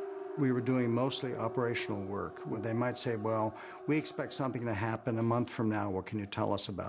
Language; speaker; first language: English; native; English